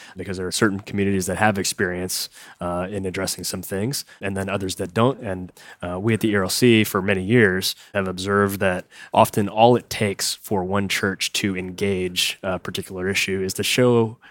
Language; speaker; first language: English; native; English